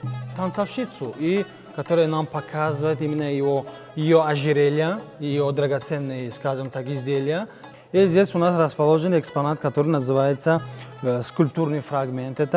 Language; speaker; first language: Russian; non-native, local second language; Tajik